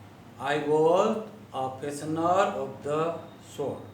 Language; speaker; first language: English; non-native, local second language; Gujarati